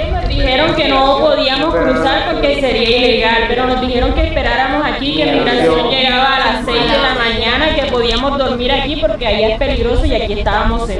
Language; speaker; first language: Spanish; native; Spanish